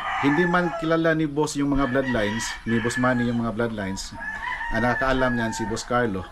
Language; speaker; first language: Filipino; non-native, local second language; Cebuano